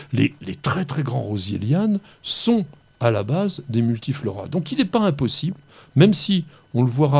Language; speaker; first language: French; native; French